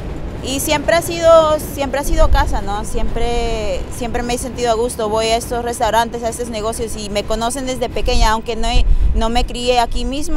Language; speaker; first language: Spanish; early bilingual, heritage; Spanish